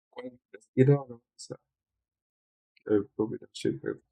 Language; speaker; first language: Italian; non-native, learner; English